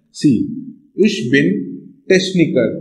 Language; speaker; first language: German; non-native, learner; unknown